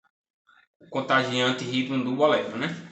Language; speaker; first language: Portuguese; native; Portuguese